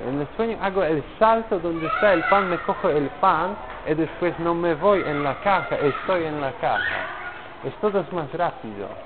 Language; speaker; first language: Spanish; non-native, learner; Polish